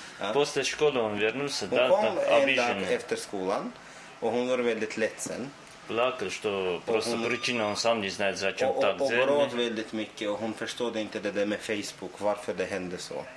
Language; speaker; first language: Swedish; non-native, fluent; Russian